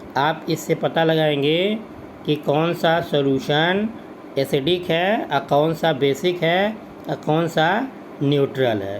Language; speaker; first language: Hindi; native; Hindi